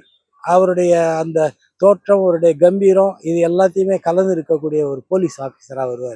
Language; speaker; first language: Tamil; native; Tamil